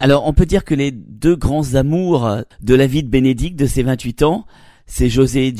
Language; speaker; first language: French; native; French